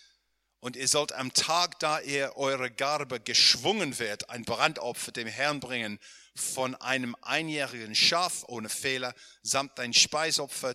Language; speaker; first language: German; non-native, fluent; English